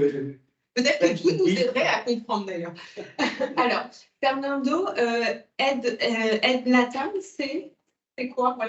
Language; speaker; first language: French; native; French